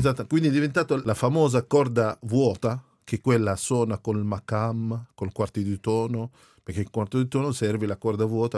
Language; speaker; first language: Italian; non-native, fluent; Arabic